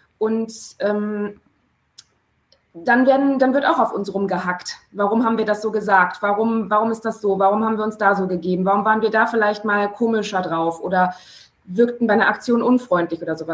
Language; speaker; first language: German; native; German